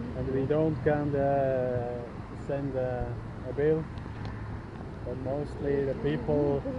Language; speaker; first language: English; non-native, fluent; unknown